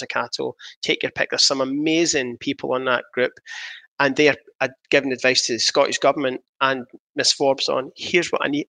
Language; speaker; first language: English; native; English